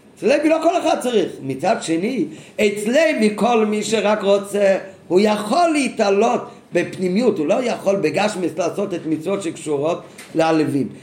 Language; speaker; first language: Hebrew; non-native, fluent; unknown